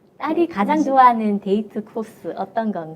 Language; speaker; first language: Korean; native; Korean